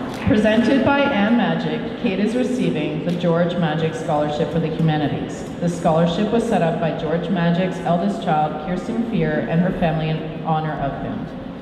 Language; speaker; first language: English; native; English